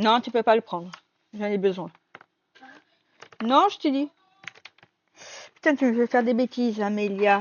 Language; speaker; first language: French; native; French